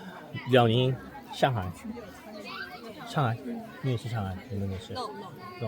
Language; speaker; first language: Chinese; non-native, fluent; Korean